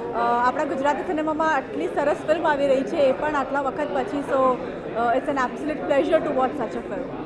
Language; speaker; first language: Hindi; non-native, local second language; Gujarati